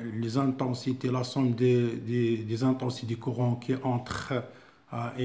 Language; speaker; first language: French; non-native, local second language; Arabic